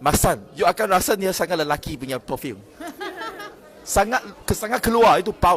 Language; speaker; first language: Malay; non-native, local second language; Chinese